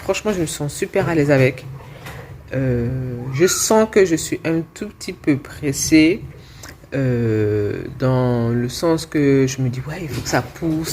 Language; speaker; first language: French; native; French